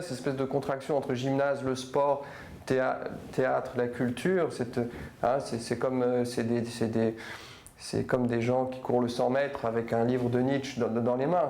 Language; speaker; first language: French; native; French